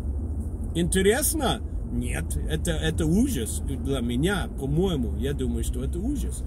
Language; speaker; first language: Russian; non-native, fluent; English